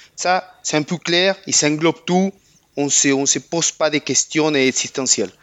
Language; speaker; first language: French; non-native, fluent; Spanish